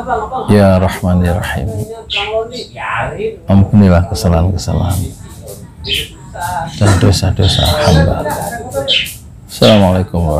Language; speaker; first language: Indonesian; native; Indonesian